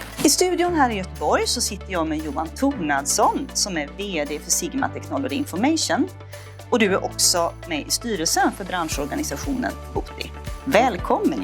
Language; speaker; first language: Swedish; native; Swedish